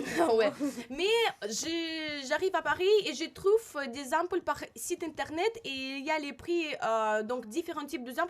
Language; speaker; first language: French; non-native, learner; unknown